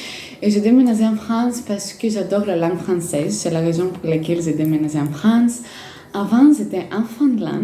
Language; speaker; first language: French; non-native, fluent; Greek